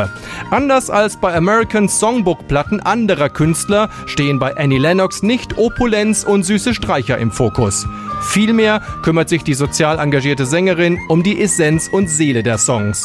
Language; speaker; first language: German; native; German